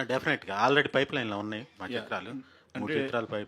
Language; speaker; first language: Telugu; native; Telugu